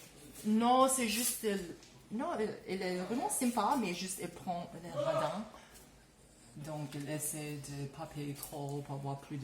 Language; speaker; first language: French; non-native, learner; English